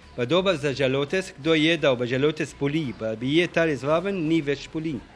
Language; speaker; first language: Slovenian; non-native, learner; Arabic